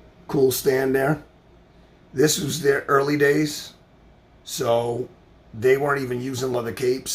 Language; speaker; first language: English; native; English